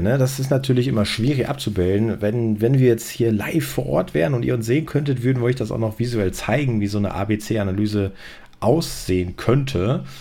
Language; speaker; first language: German; native; German